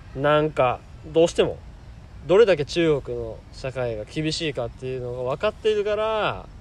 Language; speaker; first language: Japanese; native; Japanese